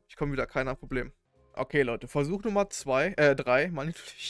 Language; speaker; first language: German; native; German